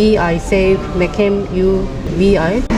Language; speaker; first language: English; non-native, fluent; Korean